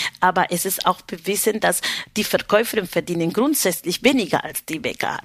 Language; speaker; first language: German; non-native, fluent; Spanish